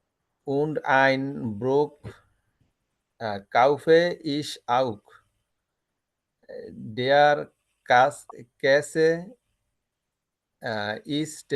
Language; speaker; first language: German; non-native, learner; Bangla